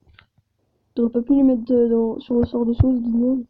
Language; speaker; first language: French; native; French